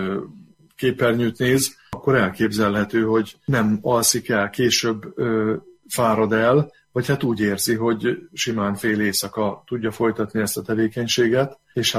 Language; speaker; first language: Hungarian; native; Hungarian